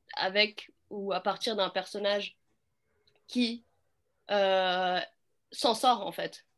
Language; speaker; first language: French; native; French